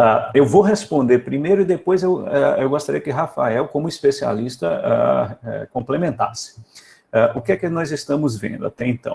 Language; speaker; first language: Portuguese; native; Portuguese